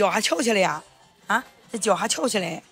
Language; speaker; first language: Chinese; native; Chinese